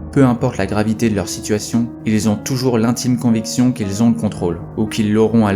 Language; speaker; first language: French; native; French